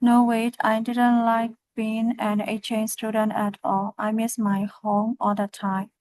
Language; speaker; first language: English; non-native, learner; Burmese